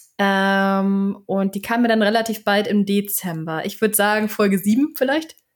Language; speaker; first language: German; native; German